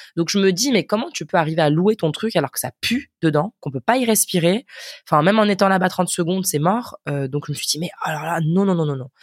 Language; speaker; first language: French; native; French